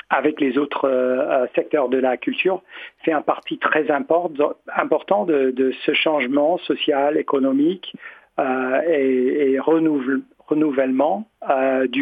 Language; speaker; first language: French; non-native, fluent; English